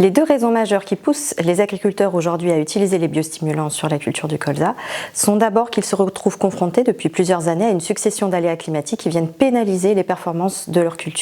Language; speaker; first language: French; native; French